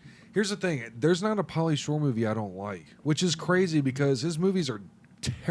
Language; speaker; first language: English; native; English